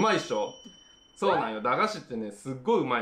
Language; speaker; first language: Japanese; native; Japanese